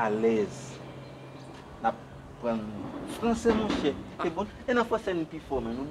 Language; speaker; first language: French; non-native, learner; Haitian Creole